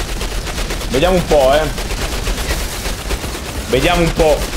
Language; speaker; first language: Italian; native; Italian